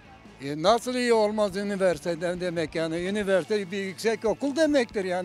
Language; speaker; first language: Turkish; non-native, local second language; Zaza